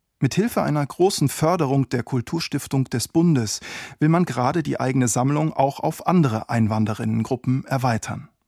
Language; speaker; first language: German; native; German